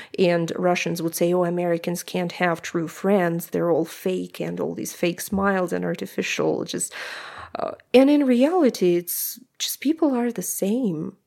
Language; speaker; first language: English; non-native, fluent; Russian